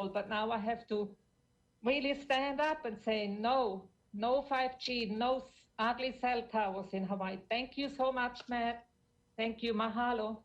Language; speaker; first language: English; non-native, fluent; German